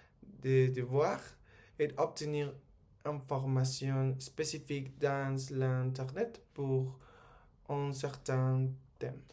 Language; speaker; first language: French; non-native, learner; Spanish